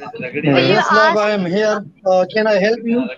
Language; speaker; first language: English; non-native, learner; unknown